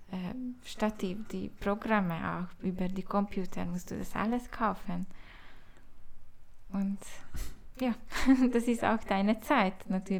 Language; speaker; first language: German; non-native, learner; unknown